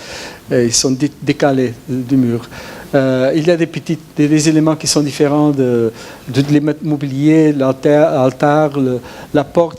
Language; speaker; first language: French; non-native, fluent; Portuguese